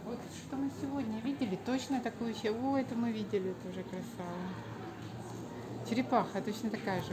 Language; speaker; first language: Russian; native; Russian